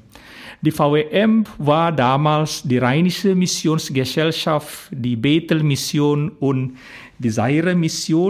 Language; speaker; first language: German; non-native, fluent; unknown